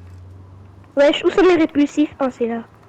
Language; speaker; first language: French; native; French